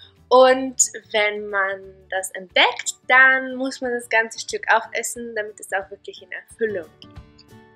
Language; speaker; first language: German; non-native, fluent; Bulgarian